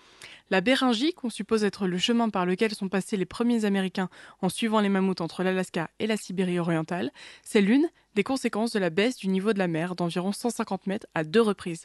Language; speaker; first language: French; native; French